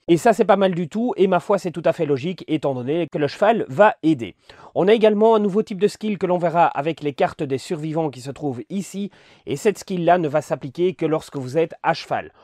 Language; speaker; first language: French; native; French